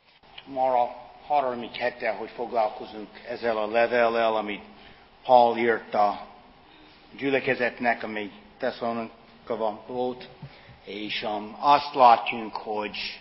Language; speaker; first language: Hungarian; non-native, fluent; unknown